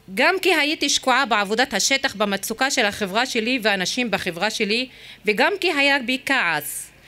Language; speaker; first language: Hebrew; non-native, local second language; Arabic